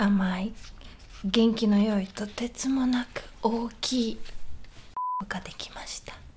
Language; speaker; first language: Japanese; early bilingual, other home language; Russian